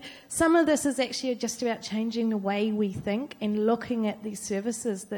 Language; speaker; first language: English; native; English